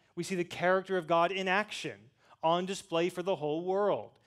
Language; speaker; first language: English; native; English